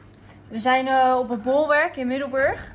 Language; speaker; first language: Dutch; native; Dutch